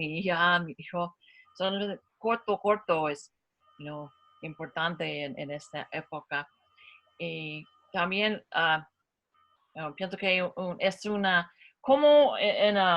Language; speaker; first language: Spanish; non-native, learner; English